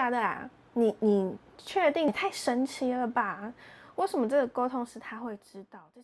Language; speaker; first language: Chinese; native; Chinese